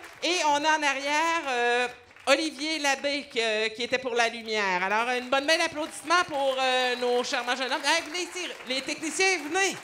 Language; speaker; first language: French; native; French